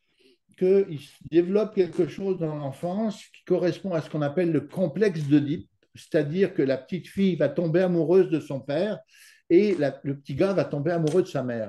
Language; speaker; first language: French; native; French